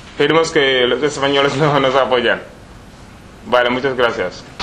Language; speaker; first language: Spanish; non-native, learner; Wolof